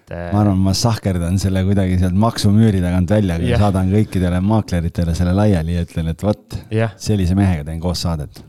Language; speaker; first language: Estonian; native; Estonian